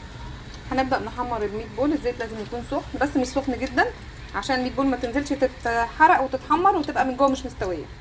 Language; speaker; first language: Arabic; native; Arabic